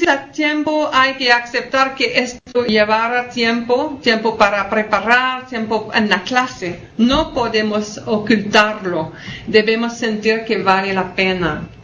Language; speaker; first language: Spanish; non-native, fluent; French